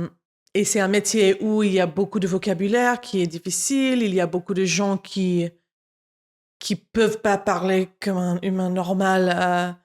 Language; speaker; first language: French; non-native, fluent; English